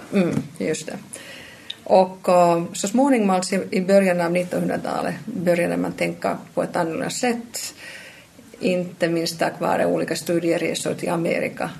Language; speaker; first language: Swedish; non-native, local second language; Finnish